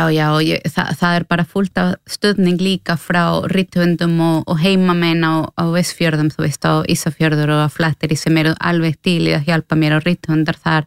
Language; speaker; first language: Icelandic; non-native, learner; Spanish